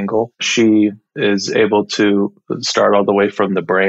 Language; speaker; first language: English; native; English